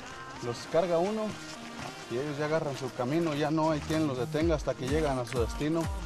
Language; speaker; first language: Spanish; native; Spanish